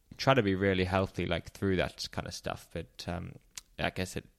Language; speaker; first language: English; native; English